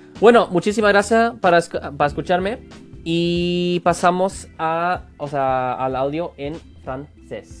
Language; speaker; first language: Spanish; non-native, fluent; English